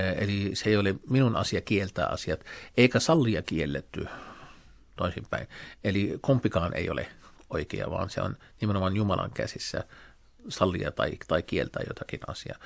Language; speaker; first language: Finnish; non-native, fluent; Arabic